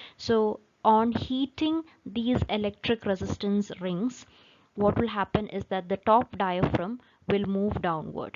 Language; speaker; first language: English; non-native, local second language; Malayalam